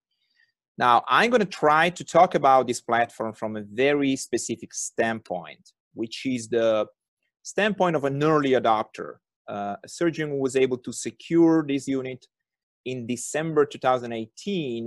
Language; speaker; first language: English; non-native, fluent; Italian